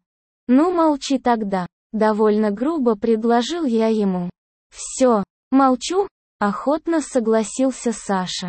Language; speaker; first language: Russian; native; Russian